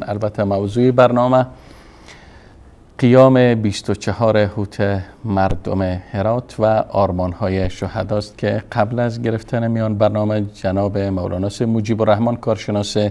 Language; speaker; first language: Persian; native; Persian